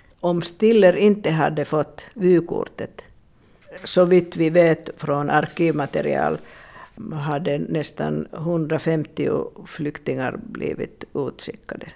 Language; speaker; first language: Swedish; non-native, local second language; Finnish